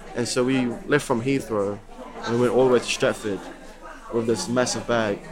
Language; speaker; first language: English; native; English